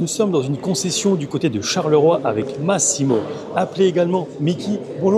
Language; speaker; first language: French; native; French